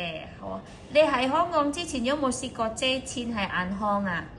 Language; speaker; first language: Cantonese; native; Cantonese